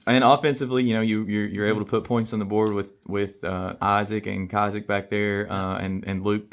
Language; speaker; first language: English; native; English